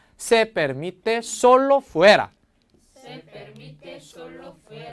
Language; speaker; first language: Spanish; non-native, fluent; Korean